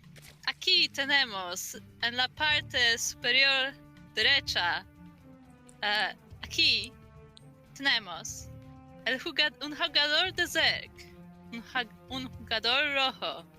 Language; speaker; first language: Spanish; non-native, learner; English